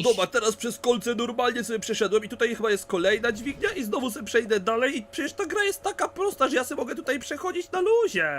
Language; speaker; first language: Polish; native; Polish